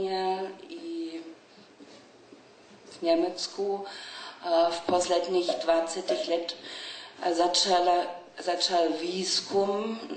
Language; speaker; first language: Czech; non-native, learner; German